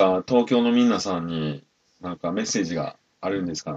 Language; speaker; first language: Japanese; non-native, learner; English